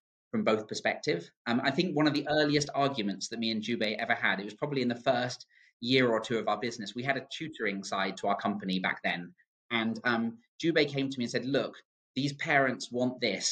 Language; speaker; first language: English; native; English